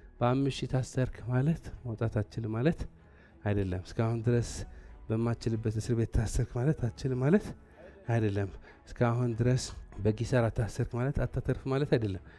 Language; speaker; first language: Amharic; non-native, local second language; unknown